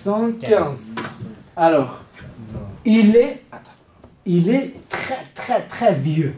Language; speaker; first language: French; non-native, fluent; Kurdish